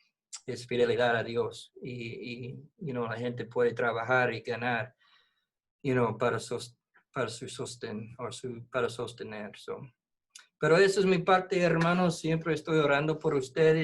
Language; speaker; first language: Spanish; non-native, fluent; English